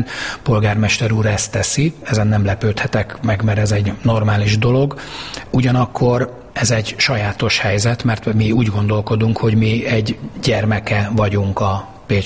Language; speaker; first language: Hungarian; native; Hungarian